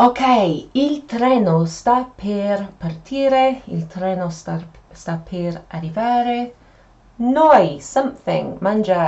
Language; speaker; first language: Italian; non-native, fluent; English